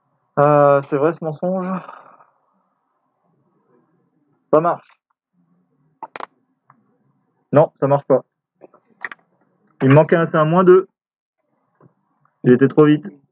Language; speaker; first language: French; native; French